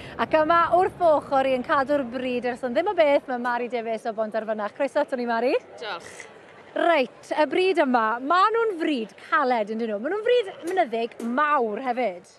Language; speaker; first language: Welsh; native; Welsh